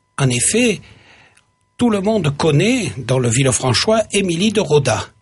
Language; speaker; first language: French; native; French